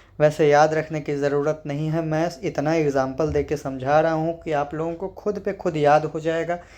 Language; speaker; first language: Hindi; native; Hindi